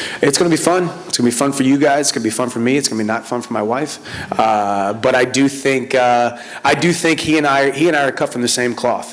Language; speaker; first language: English; native; English